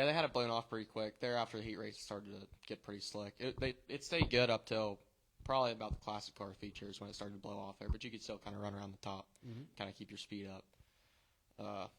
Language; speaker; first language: English; native; English